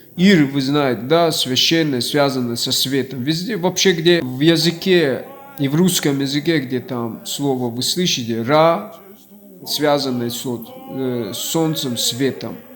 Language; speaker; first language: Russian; non-native, local second language; Ossetic